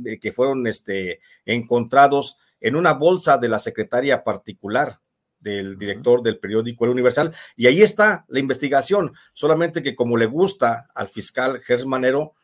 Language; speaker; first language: Spanish; native; Spanish